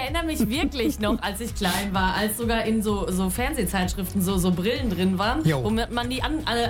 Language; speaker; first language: German; native; German